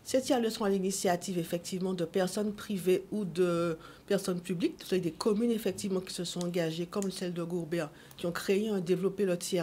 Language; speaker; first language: French; native; French